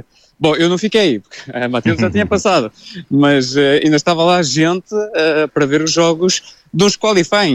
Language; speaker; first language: Portuguese; native; Portuguese